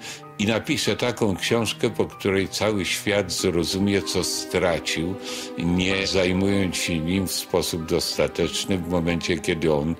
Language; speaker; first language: Polish; native; Polish